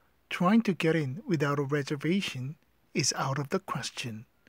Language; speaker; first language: English; non-native, fluent; Korean